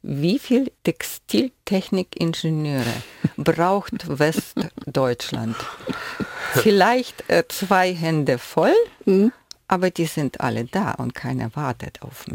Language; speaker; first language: German; non-native, fluent; Ukrainian